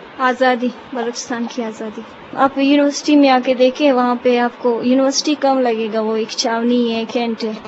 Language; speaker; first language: Urdu; non-native, local second language; Baluchi